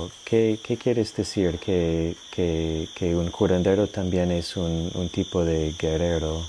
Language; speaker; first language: Spanish; non-native, learner; English